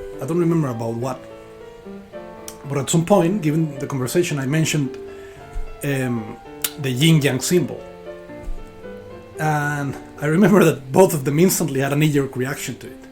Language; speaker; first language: English; non-native, fluent; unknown